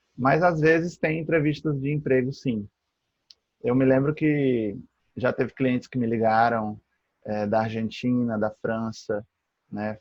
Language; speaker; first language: Portuguese; native; Portuguese